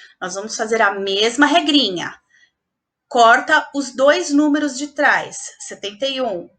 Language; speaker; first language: Portuguese; native; Portuguese